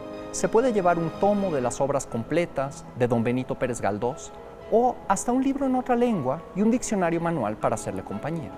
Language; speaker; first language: Spanish; native; Spanish